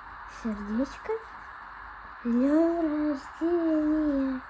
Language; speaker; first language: Russian; early bilingual, other home language; Armenian